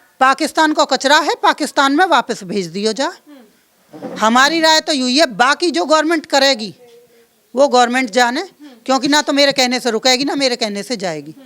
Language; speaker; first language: Hindi; native; Hindi